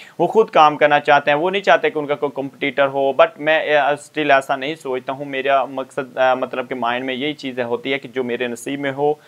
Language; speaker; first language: Urdu; non-native, local second language; Punjabi